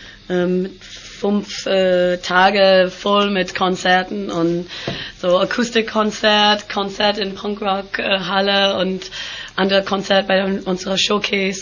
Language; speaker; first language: German; non-native, learner; English